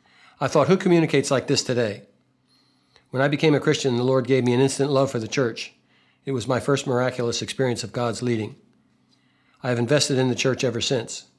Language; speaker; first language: English; native; English